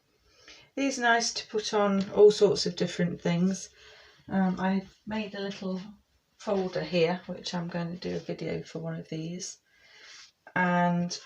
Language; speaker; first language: English; native; English